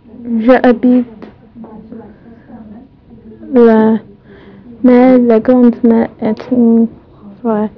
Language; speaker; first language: French; non-native, learner; English